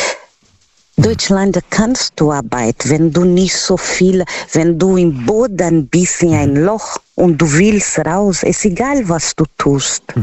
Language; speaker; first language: German; non-native, learner; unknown